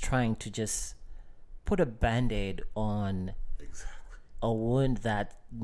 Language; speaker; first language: English; non-native, local second language; Nyanja